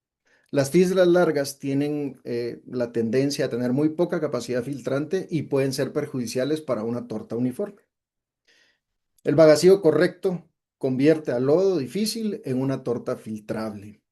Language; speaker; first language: Spanish; native; Spanish